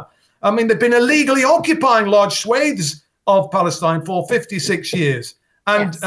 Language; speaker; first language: English; native; English